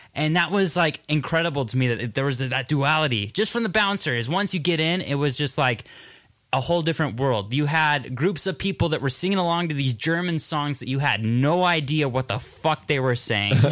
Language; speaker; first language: English; native; English